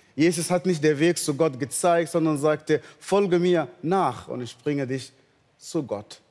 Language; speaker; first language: German; non-native, fluent; Arabic